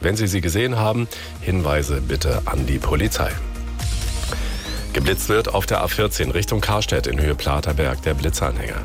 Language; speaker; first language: German; native; German